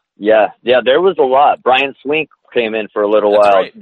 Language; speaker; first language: English; native; English